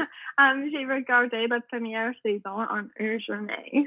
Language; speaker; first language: French; non-native, learner; English